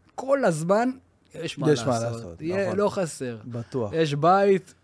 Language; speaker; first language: Hebrew; native; Hebrew